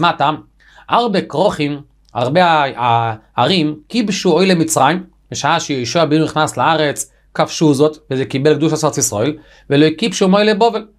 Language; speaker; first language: Hebrew; native; Hebrew